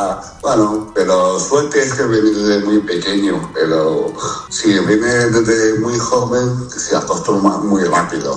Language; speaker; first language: Spanish; non-native, fluent; Chinese